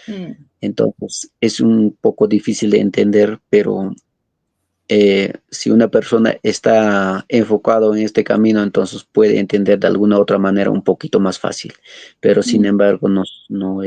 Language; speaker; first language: Spanish; non-native, local second language; Quechua